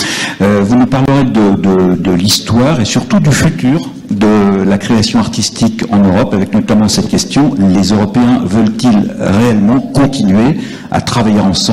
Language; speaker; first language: French; native; French